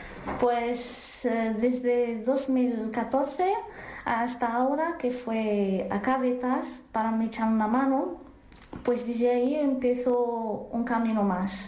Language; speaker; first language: Spanish; non-native, learner; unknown